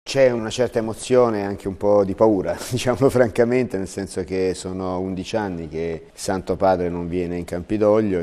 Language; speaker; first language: Italian; native; Italian